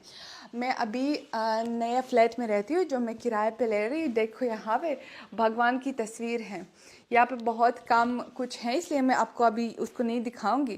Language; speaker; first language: Hindi; non-native, learner; Russian